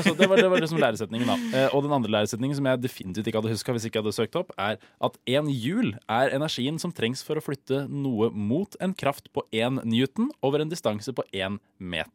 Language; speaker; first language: Norwegian; native; Norwegian